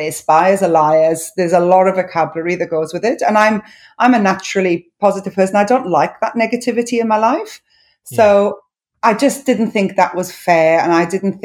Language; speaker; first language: English; non-native, local second language; Welsh